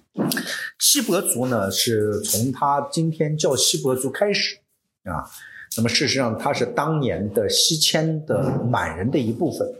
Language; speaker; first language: Chinese; non-native, local second language; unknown